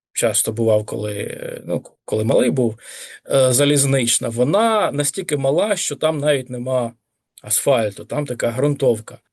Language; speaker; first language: Ukrainian; native; Ukrainian